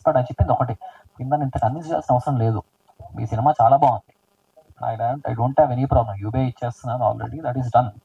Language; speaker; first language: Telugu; native; Telugu